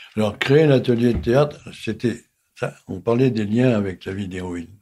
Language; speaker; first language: French; native; French